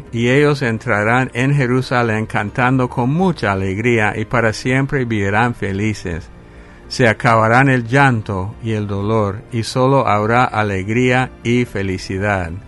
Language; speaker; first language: Spanish; non-native, fluent; English